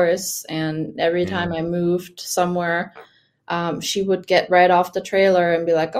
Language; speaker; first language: English; non-native, fluent; German